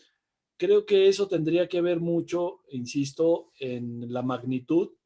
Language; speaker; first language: Spanish; native; Spanish